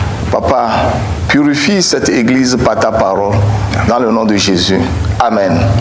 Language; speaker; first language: French; non-native, local second language; Ewe